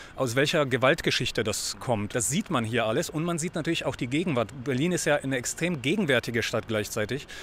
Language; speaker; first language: German; early bilingual, other home language; Polish